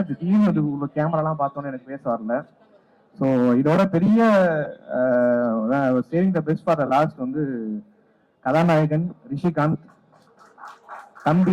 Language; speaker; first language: Tamil; native; Tamil